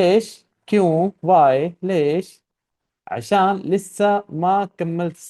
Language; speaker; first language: Arabic; non-native, fluent; Urdu